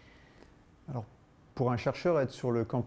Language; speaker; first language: French; native; French